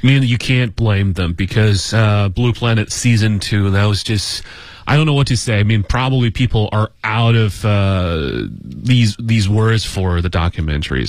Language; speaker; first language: English; native; English